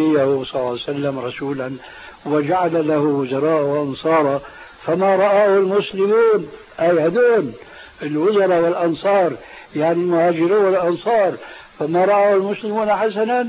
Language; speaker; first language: Arabic; early bilingual, other home language; Albanian